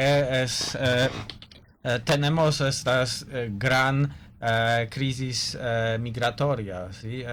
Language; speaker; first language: Spanish; non-native, learner; Polish